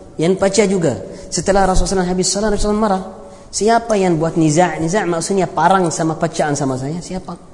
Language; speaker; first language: Malay; non-native, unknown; Arabic